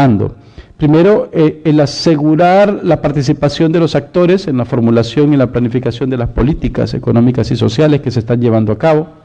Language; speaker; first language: Spanish; native; Spanish